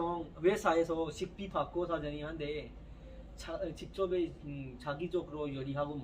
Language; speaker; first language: Korean; non-native, learner; Urdu